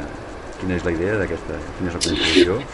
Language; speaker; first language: Catalan; native; Catalan